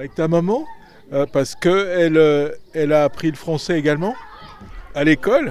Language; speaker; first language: French; native; French